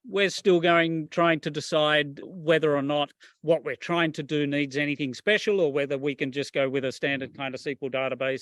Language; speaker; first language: English; native; English